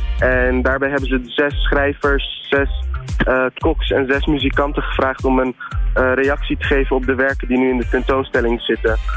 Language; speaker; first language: Dutch; early bilingual, other home language; Turkish